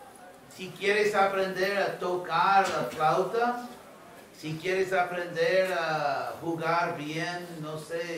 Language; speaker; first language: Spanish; non-native, fluent; English